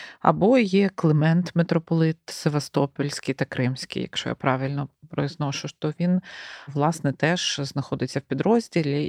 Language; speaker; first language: Ukrainian; native; Ukrainian